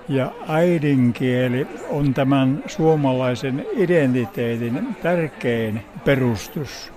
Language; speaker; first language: Finnish; native; Finnish